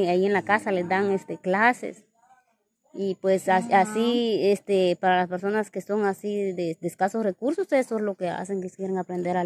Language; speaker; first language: Spanish; native; Spanish